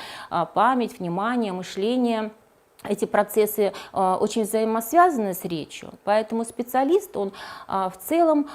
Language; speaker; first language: Russian; native; Russian